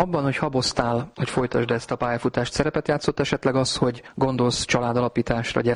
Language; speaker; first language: Hungarian; native; Hungarian